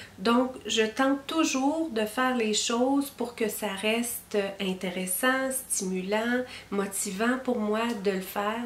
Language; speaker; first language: French; native; French